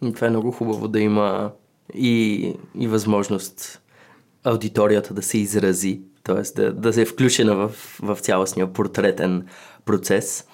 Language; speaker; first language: Bulgarian; native; Bulgarian